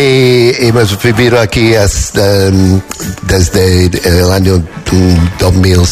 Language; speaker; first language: Spanish; non-native, learner; English